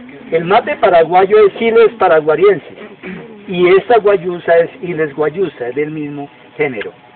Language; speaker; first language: Spanish; native; Spanish